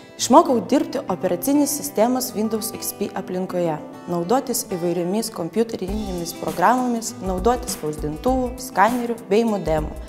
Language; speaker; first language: Lithuanian; non-native, local second language; Russian